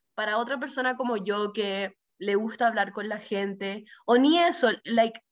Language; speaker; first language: Spanish; early bilingual, heritage; Spanish